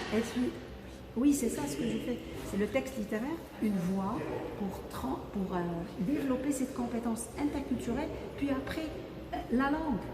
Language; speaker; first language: French; non-native, local second language; Arabic